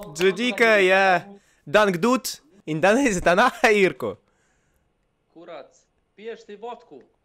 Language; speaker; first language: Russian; native; Russian